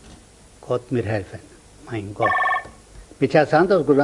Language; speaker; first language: German; non-native, learner; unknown